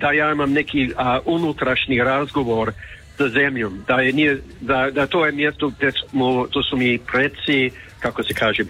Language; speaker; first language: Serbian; early bilingual, heritage; Croatian